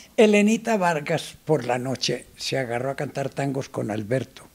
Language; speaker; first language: Spanish; native; Spanish